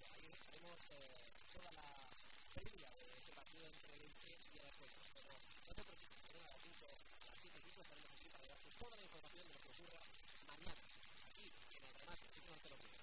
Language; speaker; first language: Spanish; native; Spanish